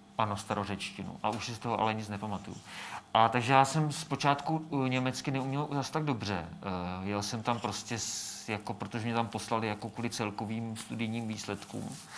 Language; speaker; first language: Czech; native; Czech